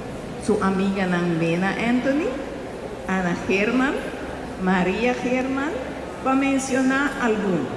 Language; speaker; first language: Spanish; non-native, local second language; Papiamento